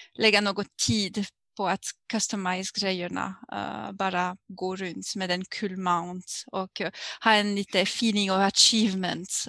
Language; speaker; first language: Swedish; non-native, fluent; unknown